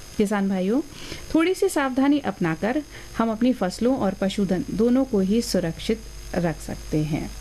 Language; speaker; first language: Hindi; native; Hindi